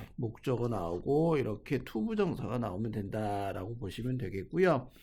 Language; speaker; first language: Korean; native; Korean